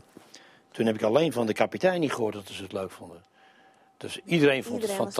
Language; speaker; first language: Dutch; native; Dutch